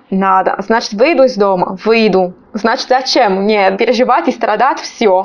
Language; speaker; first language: Russian; non-native, fluent; Italian